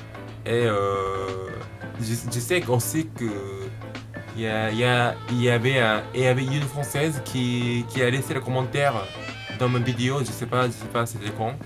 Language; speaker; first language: French; non-native, learner; Japanese